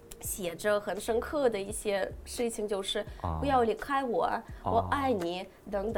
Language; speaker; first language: Chinese; non-native, fluent; Russian